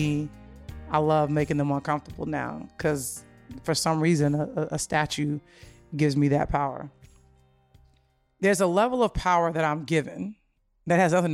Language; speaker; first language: English; native; English